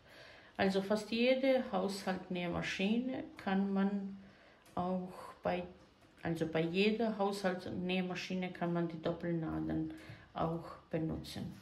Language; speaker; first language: German; non-native, fluent; Croatian